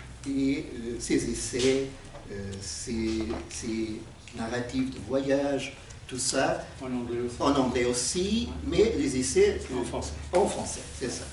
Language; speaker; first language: French; non-native, fluent; Portuguese